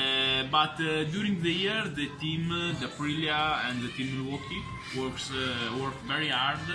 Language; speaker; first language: English; non-native, fluent; Italian